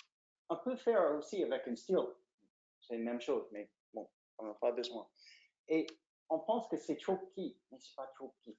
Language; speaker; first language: French; non-native, fluent; English